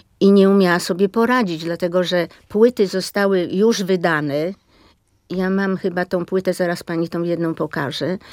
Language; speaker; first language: Polish; native; Polish